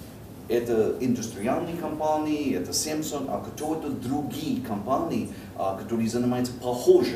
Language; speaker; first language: Russian; non-native, learner; English